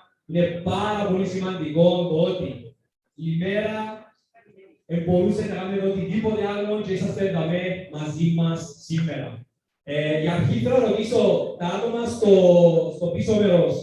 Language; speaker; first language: Greek; native; Greek